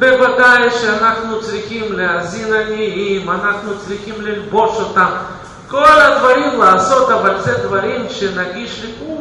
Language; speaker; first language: Hebrew; non-native, fluent; Russian